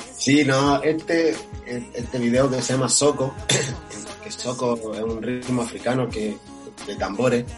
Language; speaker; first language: Spanish; non-native, fluent; Portuguese